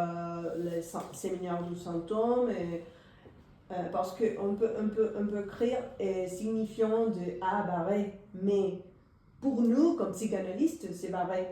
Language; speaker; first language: French; non-native, fluent; Spanish